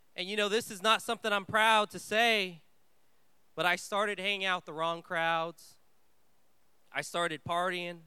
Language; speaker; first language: English; early bilingual, other home language; Vietnamese